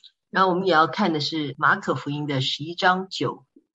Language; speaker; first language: Chinese; native; Chinese